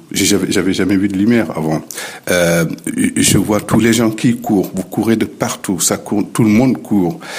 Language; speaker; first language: French; non-native, local second language; Fula